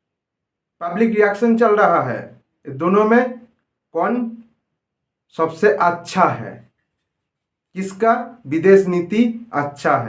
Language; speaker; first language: Hindi; non-native, local second language; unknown